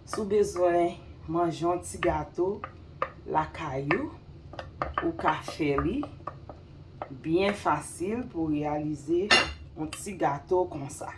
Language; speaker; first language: French; non-native, local second language; Haitian Creole